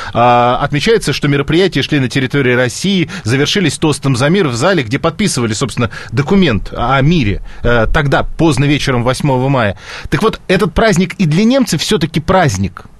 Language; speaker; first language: Russian; native; Russian